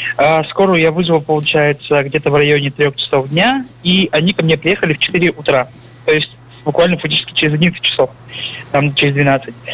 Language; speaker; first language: Russian; native; Russian